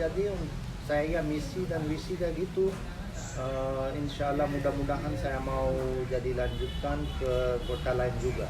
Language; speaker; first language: Indonesian; non-native, learner; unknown